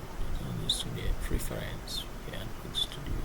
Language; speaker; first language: English; non-native, learner; Indonesian